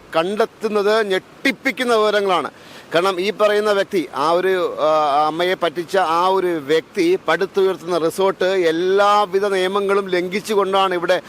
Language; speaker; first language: Malayalam; native; Malayalam